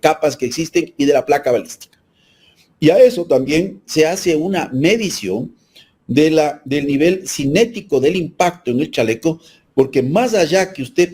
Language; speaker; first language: Spanish; native; Spanish